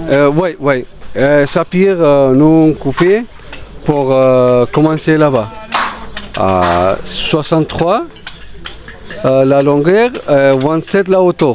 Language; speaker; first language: French; non-native, learner; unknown